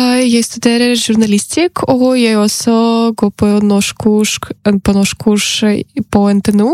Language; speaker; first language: Norwegian; non-native, learner; Ukrainian